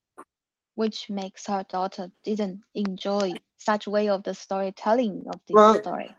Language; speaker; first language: English; non-native, learner; Chinese